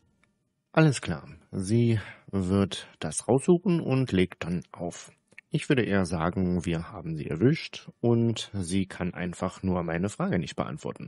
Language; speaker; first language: German; native; German